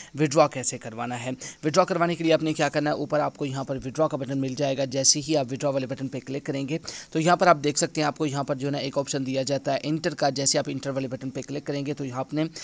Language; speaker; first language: Urdu; non-native, local second language; Saraiki